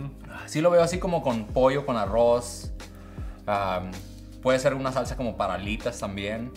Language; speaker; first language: Spanish; native; Spanish